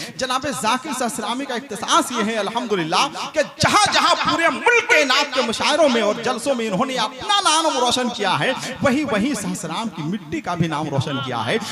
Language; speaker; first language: Hindi; native; Hindi